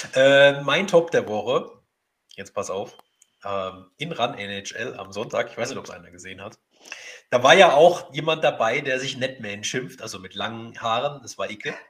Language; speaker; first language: German; native; German